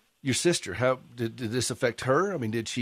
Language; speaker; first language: English; native; English